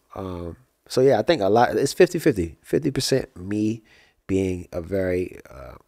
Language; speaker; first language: English; native; English